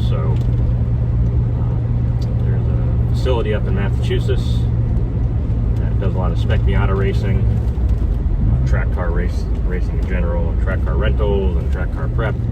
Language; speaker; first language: English; native; English